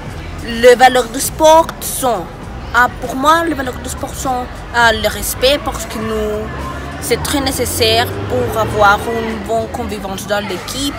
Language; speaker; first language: French; non-native, learner; Spanish